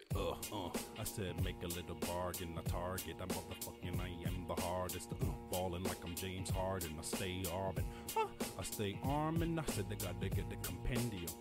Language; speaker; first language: English; native; English